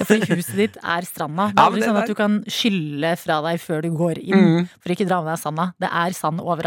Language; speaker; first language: Norwegian; native; Norwegian